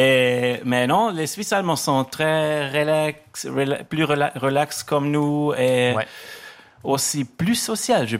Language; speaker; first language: French; non-native, learner; German